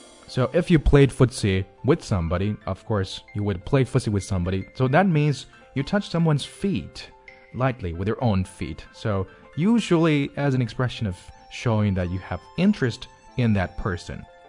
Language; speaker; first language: English; non-native, fluent; Chinese